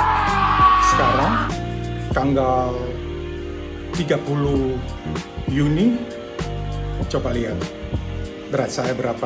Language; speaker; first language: Indonesian; early bilingual, heritage; Dutch